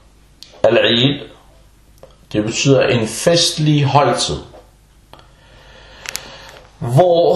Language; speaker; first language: Danish; non-native, fluent; Arabic